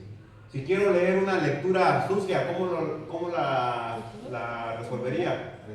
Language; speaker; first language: Spanish; native; Spanish